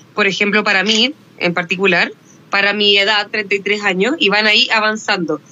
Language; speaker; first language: Spanish; native; Spanish